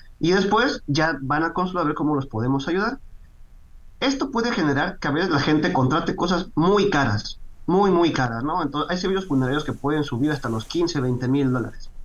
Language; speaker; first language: Spanish; native; Spanish